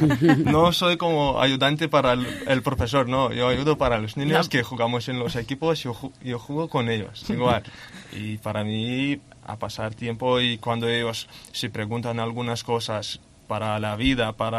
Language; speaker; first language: Spanish; non-native, learner; Lithuanian